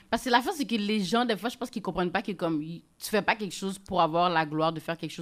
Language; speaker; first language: French; native; French